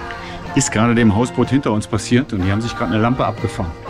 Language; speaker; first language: German; native; German